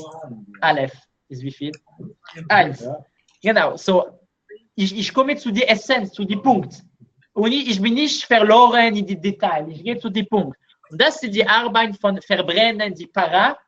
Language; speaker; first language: German; non-native, learner; Hebrew